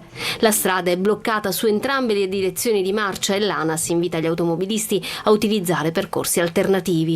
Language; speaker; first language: Italian; native; Italian